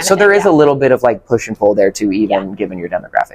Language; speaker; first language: English; native; English